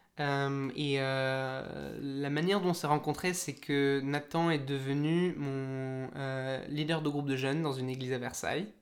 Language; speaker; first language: French; native; French